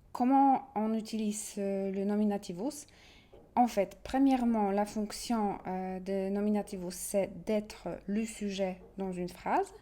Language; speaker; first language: French; non-native, fluent; Polish